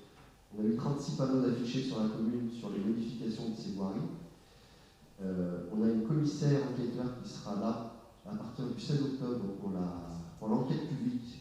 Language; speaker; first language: French; native; French